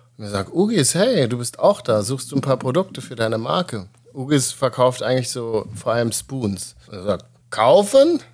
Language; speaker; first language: German; native; German